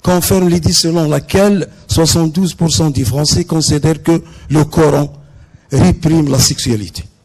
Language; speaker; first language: French; non-native, local second language; Arabic